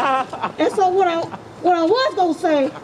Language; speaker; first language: English; native; English